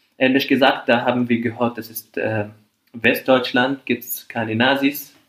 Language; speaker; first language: German; non-native, fluent; Arabic